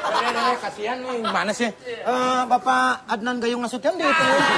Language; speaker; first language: Indonesian; native; Indonesian